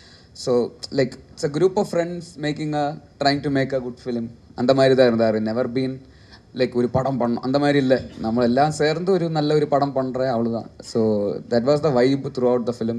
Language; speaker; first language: Tamil; non-native, learner; Malayalam